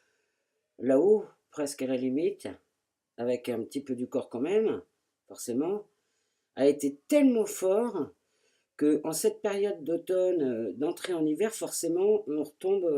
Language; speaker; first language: French; native; French